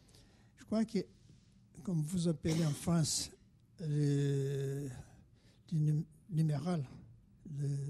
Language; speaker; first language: French; non-native, fluent; Portuguese